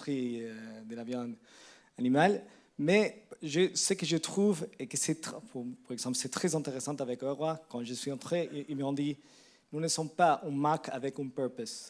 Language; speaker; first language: French; non-native, learner; Spanish